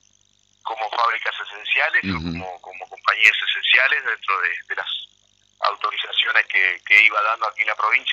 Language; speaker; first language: Spanish; native; Spanish